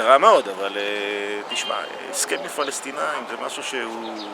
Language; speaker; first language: Hebrew; native; Hebrew